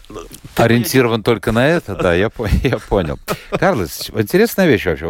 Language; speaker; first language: Russian; native; Russian